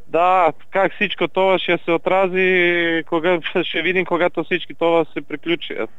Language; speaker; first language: Bulgarian; non-native, learner; Serbian